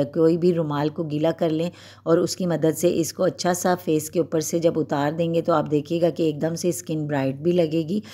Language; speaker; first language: Hindi; native; Hindi